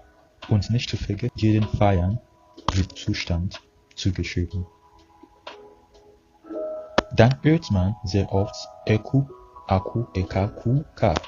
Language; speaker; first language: German; non-native, fluent; Yoruba